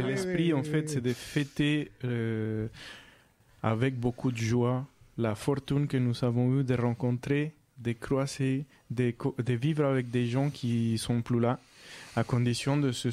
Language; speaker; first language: French; non-native, fluent; Spanish